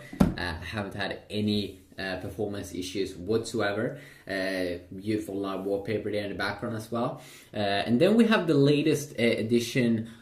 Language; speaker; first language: English; non-native, fluent; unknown